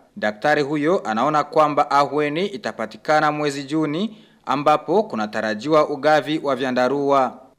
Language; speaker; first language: Swahili; non-native, local second language; Rundi